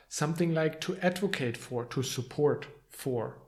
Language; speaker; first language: English; non-native, fluent; German